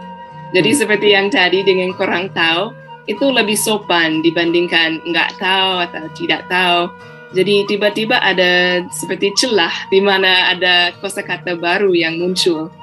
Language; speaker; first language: Indonesian; non-native, fluent; English